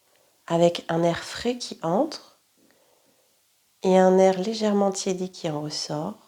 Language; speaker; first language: French; native; French